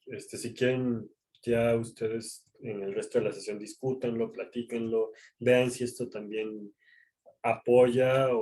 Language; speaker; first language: Spanish; native; Spanish